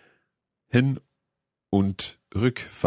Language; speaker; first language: German; non-native, learner; English